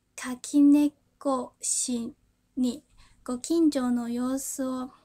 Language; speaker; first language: Japanese; non-native, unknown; Chinese